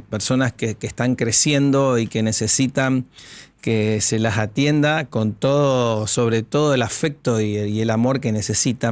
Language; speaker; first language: Spanish; native; Spanish